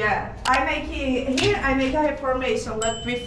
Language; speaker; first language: English; non-native, learner; Portuguese